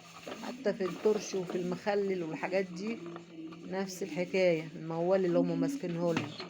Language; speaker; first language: Arabic; native; Arabic